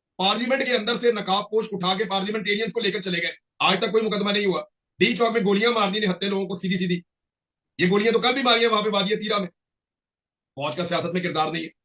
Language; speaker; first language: Urdu; non-native, local second language; Punjabi